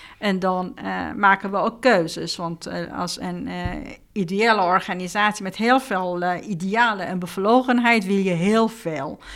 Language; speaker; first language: Dutch; non-native, fluent; Persian